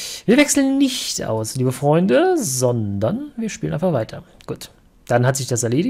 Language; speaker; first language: German; native; German